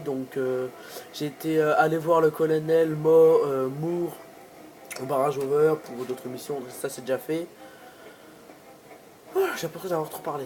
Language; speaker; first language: French; native; French